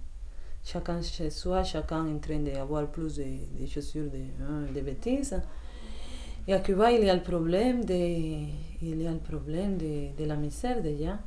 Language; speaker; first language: French; non-native, fluent; Spanish